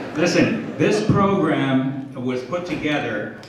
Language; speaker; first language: English; early bilingual, other home language; Spanish